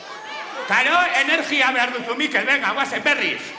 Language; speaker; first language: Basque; non-native, local second language; Spanish